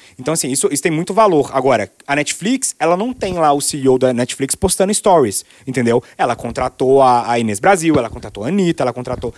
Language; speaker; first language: Portuguese; native; Portuguese